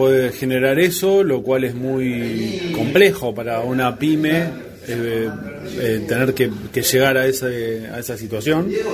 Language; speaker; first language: Spanish; native; Spanish